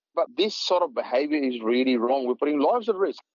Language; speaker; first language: English; non-native, local second language; Punjabi